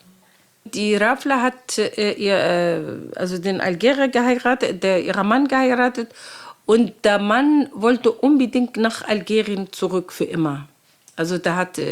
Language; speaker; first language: German; non-native, fluent; Arabic